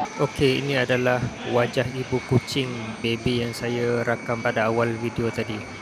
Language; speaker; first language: Malay; non-native, fluent; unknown